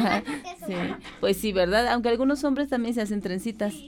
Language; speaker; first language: Spanish; native; Spanish